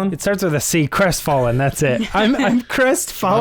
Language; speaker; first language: English; native; English